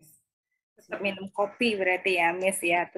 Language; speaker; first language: Indonesian; native; Indonesian